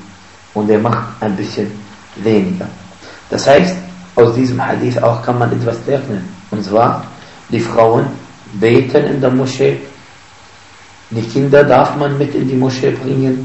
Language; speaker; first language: German; non-native, fluent; Arabic